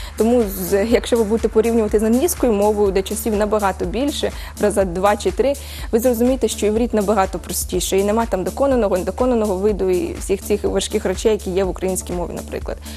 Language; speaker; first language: Ukrainian; early bilingual, heritage; Ukrainian